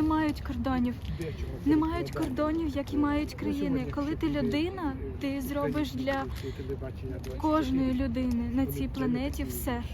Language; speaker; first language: Ukrainian; native; Ukrainian